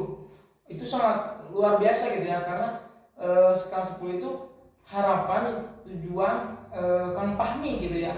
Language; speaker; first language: Indonesian; native; Indonesian